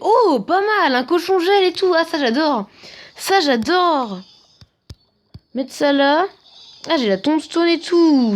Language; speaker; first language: French; native; French